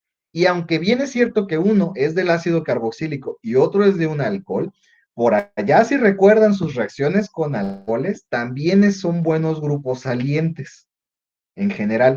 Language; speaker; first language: Spanish; native; Spanish